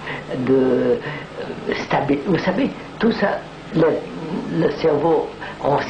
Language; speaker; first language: French; non-native, fluent; Telugu